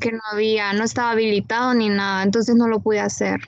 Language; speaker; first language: Spanish; native; Spanish